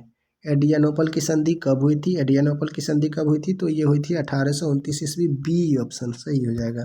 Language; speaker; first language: Hindi; non-native, local second language; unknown